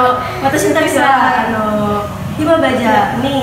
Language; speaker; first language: Japanese; non-native, learner; Indonesian